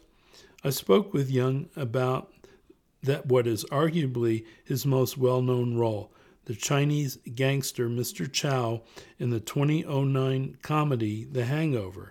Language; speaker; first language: English; native; English